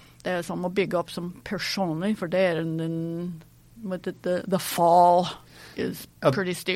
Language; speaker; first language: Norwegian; non-native, fluent; English